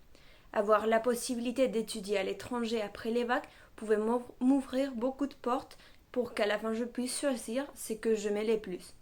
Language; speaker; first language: French; non-native, fluent; Spanish